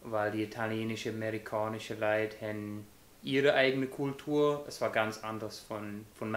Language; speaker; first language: German; non-native, fluent; English